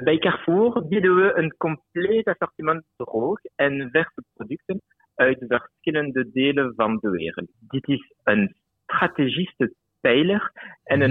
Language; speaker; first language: Dutch; non-native, local second language; French